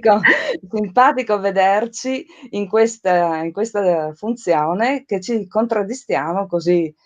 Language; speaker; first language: Italian; native; Italian